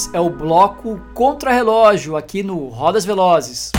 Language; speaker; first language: Portuguese; native; Portuguese